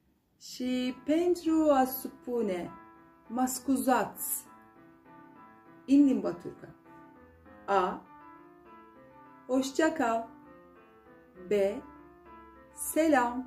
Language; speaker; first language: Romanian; non-native, fluent; Turkish